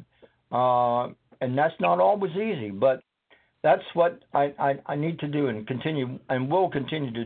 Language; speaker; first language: English; native; English